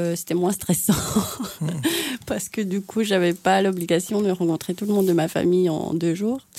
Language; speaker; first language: French; non-native, fluent; Finnish